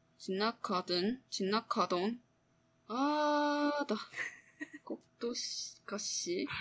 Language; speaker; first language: Korean; non-native, fluent; Chinese